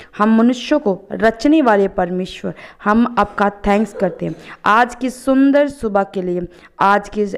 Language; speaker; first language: Hindi; non-native, local second language; Punjabi